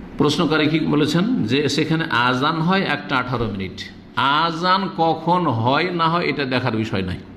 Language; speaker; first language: Bangla; native; Bangla